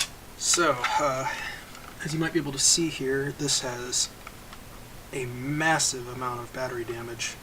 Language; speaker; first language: English; native; English